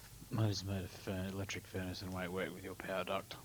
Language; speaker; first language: English; native; English